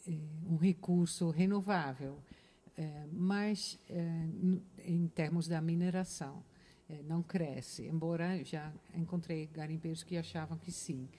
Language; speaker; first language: Portuguese; non-native, fluent; Dutch